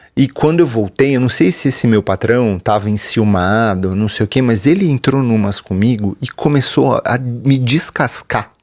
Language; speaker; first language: Portuguese; native; Portuguese